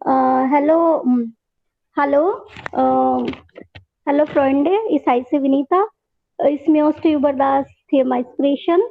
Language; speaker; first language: German; non-native, learner; Hindi